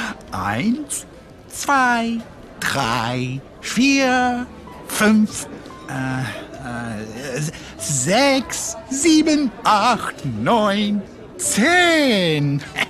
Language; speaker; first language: German; non-native, learner; English